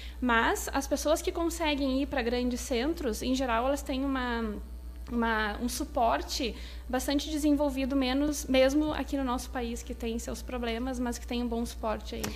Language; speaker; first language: Portuguese; native; Portuguese